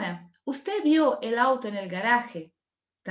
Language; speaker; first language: Spanish; non-native, fluent; Portuguese